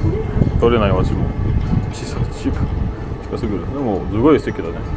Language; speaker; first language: Japanese; non-native, learner; French